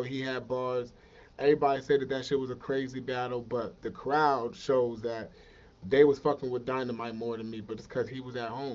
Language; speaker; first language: English; native; English